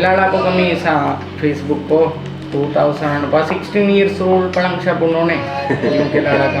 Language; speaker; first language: Filipino; non-native, learner; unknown